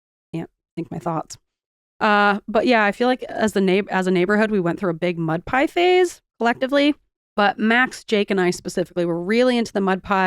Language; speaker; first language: English; native; English